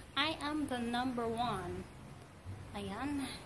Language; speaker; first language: English; non-native, local second language; Filipino